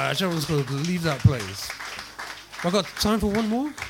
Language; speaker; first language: English; native; English